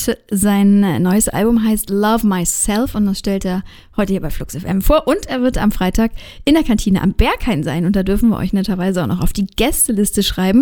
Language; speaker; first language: German; native; German